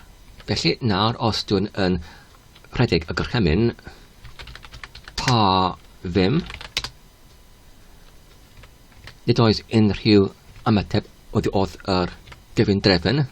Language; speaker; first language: Welsh; non-native, learner; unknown